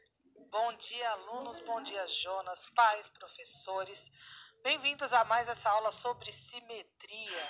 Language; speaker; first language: Portuguese; native; Portuguese